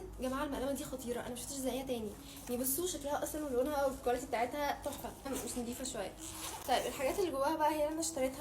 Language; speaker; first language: Arabic; native; Arabic